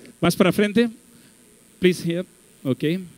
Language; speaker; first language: English; non-native, learner; Portuguese